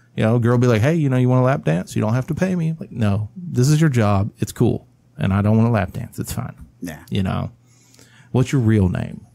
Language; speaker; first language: English; native; English